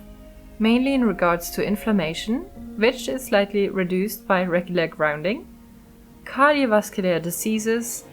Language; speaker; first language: English; non-native, fluent; German